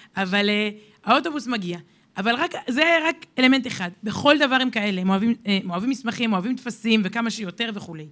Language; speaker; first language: Hebrew; native; Hebrew